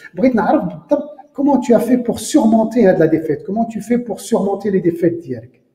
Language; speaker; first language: French; non-native, local second language; Arabic